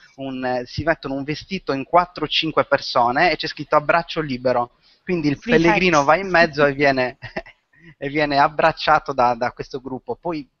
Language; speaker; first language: Italian; native; Italian